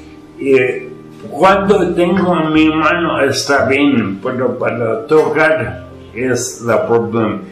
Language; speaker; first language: Spanish; non-native, fluent; English